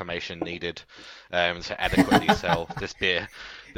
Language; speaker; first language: English; native; English